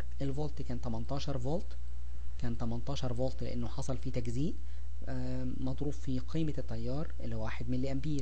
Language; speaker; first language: Arabic; native; Arabic